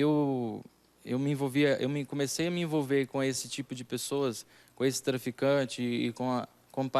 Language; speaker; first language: Portuguese; native; Portuguese